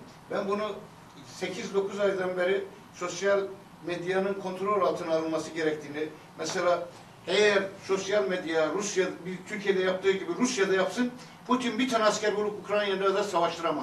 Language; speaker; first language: Turkish; native; Turkish